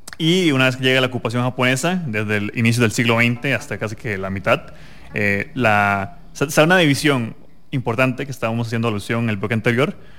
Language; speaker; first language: Spanish; native; Spanish